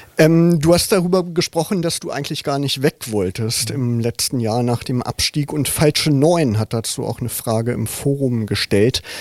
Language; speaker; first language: German; native; German